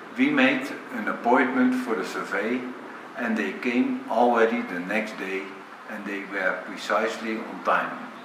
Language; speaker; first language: English; non-native, fluent; Dutch